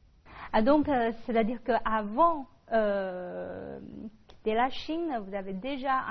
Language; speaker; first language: French; non-native, fluent; Chinese